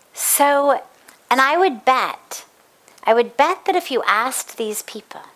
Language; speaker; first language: English; native; English